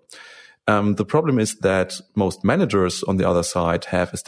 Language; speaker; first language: English; non-native, fluent; German